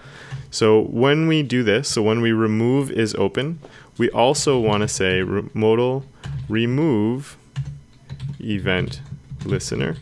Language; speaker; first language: English; native; English